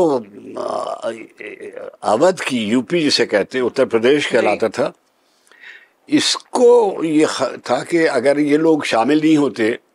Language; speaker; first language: Urdu; native; Urdu